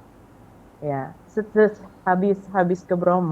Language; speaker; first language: Indonesian; non-native, fluent; Filipino